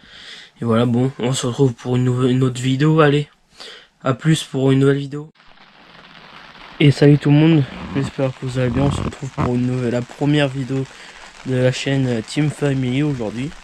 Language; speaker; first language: French; native; French